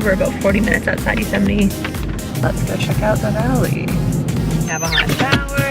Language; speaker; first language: English; native; English